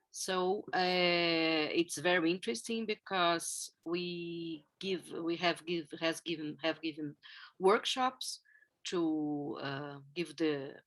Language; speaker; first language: English; non-native, fluent; Portuguese